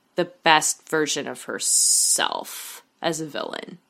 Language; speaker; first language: English; native; English